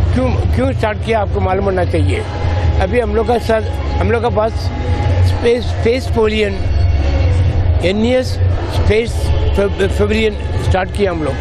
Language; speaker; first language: Hindi; non-native, local second language; Tamil